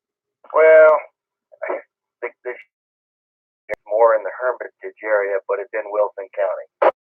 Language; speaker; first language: English; native; English